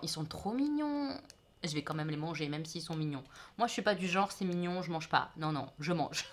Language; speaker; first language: French; native; French